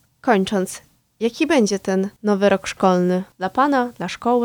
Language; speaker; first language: Polish; native; Polish